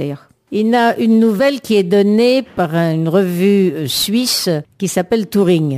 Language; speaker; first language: French; native; French